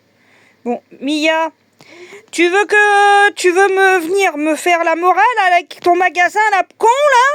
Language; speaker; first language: French; native; French